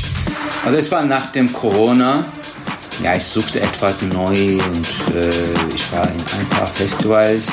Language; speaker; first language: German; non-native, learner; Turkish